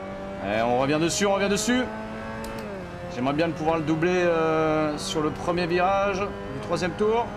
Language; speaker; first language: French; native; French